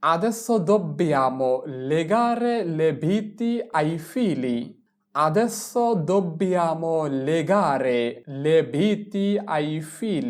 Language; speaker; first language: Italian; non-native, fluent; Bangla